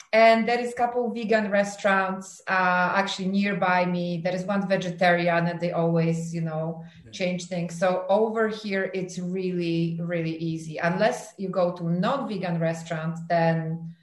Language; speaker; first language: English; non-native, fluent; Polish